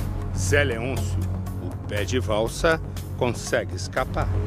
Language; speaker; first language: Portuguese; native; Portuguese